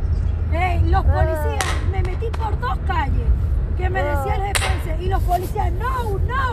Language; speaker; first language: Spanish; native; Spanish